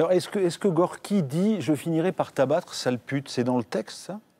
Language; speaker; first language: French; native; French